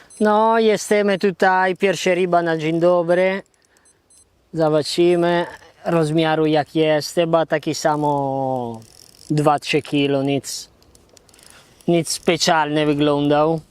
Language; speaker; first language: Polish; non-native, learner; Italian